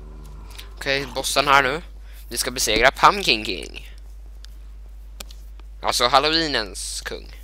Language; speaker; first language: Swedish; native; Swedish